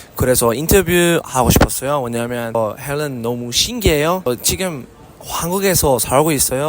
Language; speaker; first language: Korean; non-native, learner; English